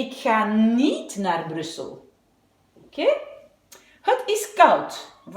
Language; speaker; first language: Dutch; non-native, fluent; French